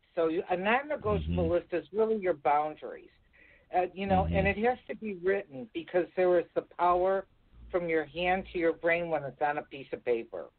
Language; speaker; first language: English; native; English